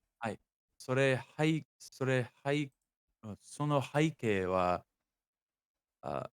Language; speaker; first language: Japanese; non-native, learner; English